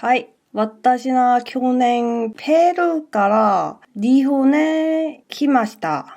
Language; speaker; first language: Japanese; non-native, learner; Korean